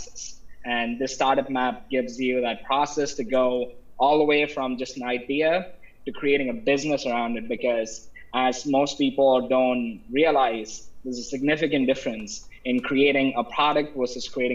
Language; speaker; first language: English; non-native, local second language; Tamil